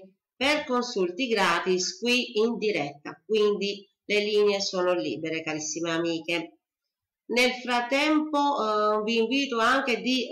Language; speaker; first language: Italian; native; Italian